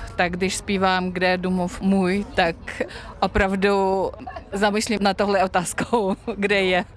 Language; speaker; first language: Czech; non-native, fluent; Russian